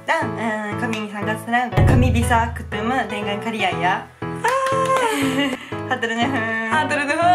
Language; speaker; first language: Indonesian; non-native, learner; Japanese